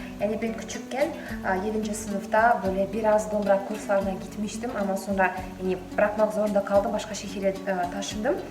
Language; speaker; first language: Turkish; non-native, fluent; Kazakh